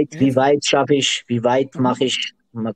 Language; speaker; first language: German; non-native, learner; Georgian